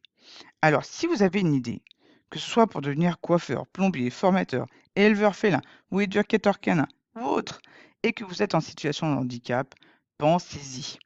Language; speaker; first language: French; native; French